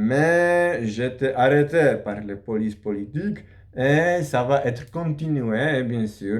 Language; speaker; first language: French; non-native, learner; Polish